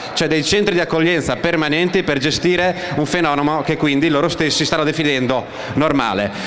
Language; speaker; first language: Italian; native; Italian